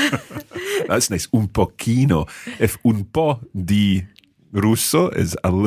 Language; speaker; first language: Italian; non-native, fluent; English